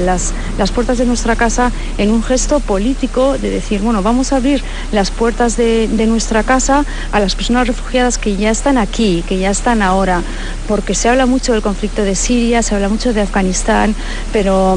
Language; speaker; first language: Spanish; native; Spanish